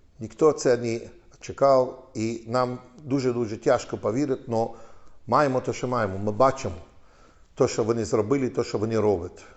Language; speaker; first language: Ukrainian; non-native, learner; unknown